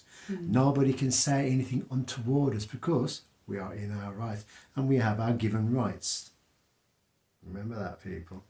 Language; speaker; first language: English; native; English